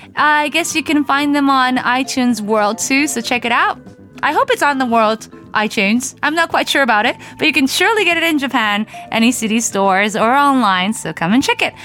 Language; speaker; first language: English; non-native, fluent; Japanese